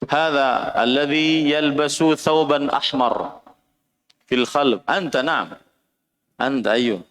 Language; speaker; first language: Arabic; non-native, fluent; Indonesian